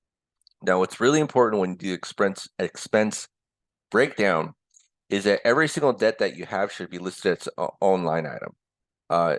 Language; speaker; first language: English; early bilingual, other home language; Korean